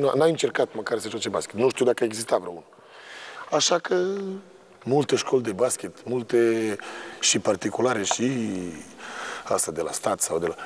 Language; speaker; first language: Romanian; non-native, fluent; Serbian